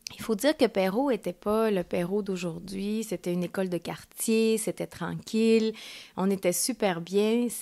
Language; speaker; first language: French; early bilingual, other home language; Spanish